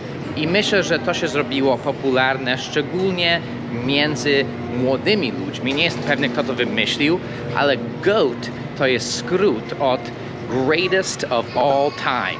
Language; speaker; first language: Polish; non-native, fluent; English